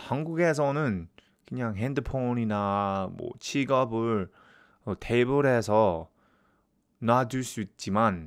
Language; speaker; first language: Korean; non-native, learner; English